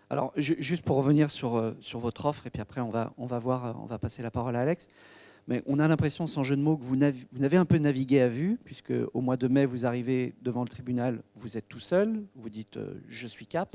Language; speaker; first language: French; native; French